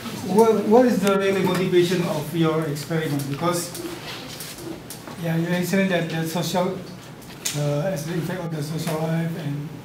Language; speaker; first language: English; non-native, learner; Indonesian